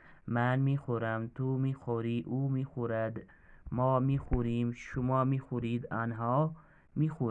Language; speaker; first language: Persian; non-native, fluent; Urdu